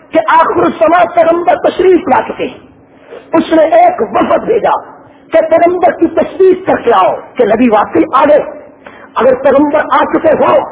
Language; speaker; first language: Urdu; non-native, local second language; Punjabi